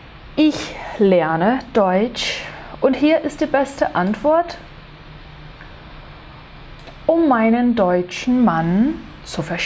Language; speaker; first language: German; non-native, fluent; Portuguese